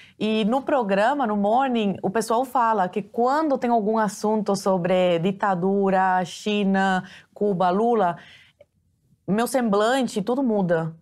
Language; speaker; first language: Portuguese; early bilingual, other home language; Spanish